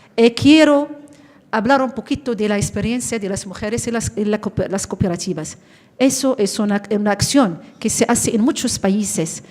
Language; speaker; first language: Spanish; non-native, fluent; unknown